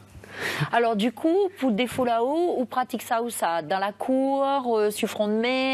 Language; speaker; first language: French; native; French